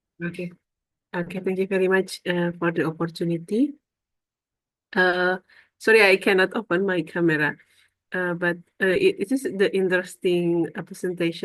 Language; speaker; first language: English; non-native, learner; Indonesian